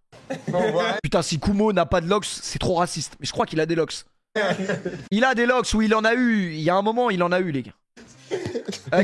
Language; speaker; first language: French; native; French